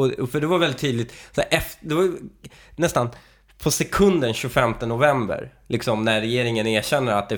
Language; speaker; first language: Swedish; native; Swedish